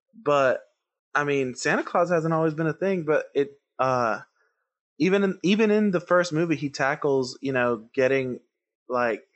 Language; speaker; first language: English; non-native, fluent; Spanish